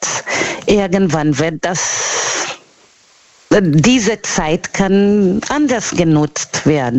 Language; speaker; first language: German; non-native, learner; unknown